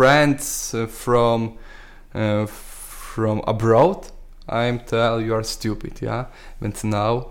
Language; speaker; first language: English; non-native, learner; Polish